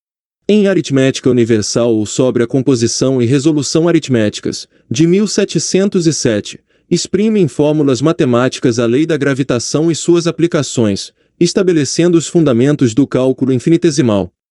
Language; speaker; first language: Portuguese; native; Portuguese